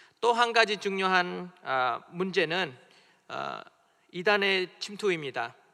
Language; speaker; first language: Korean; non-native, fluent; Vietnamese